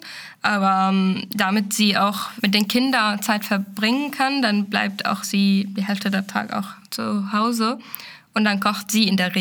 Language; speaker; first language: German; non-native, fluent; Arabic